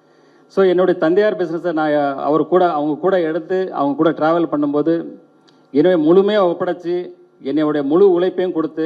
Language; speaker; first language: Tamil; native; Tamil